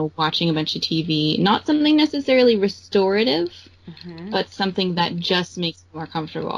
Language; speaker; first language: English; native; English